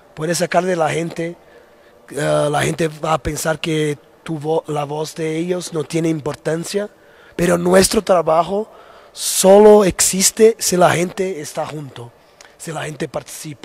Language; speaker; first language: Spanish; non-native, fluent; Portuguese